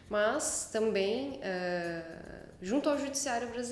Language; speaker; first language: Portuguese; native; Portuguese